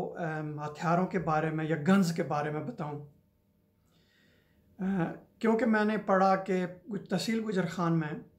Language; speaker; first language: Urdu; non-native, local second language; Punjabi